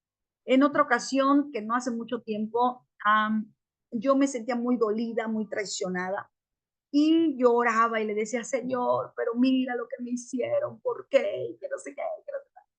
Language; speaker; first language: Spanish; native; Spanish